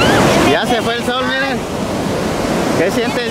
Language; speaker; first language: Spanish; native; Spanish